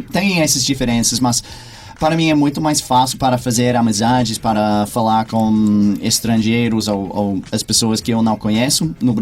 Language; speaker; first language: Portuguese; non-native, fluent; English